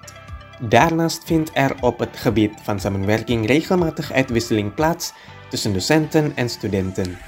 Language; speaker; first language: Dutch; non-native, fluent; Indonesian